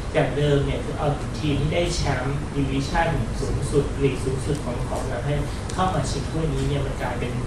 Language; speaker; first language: Thai; native; Thai